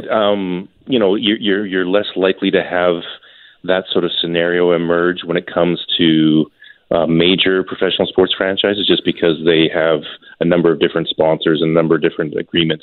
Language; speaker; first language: English; native; English